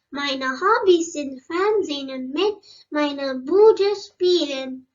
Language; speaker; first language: German; non-native, learner; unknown